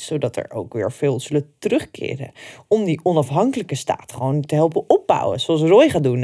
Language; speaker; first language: Dutch; native; Dutch